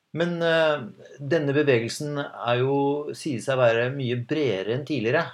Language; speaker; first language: Norwegian; native; Norwegian